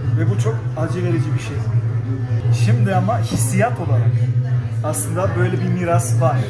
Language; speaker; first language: Turkish; early bilingual, heritage; German